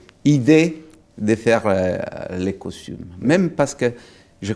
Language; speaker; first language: French; non-native, fluent; Italian